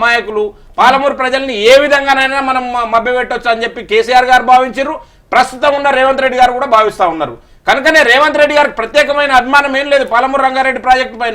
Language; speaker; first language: Telugu; native; Telugu